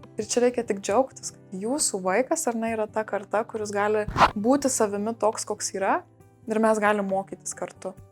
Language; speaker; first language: Lithuanian; native; Lithuanian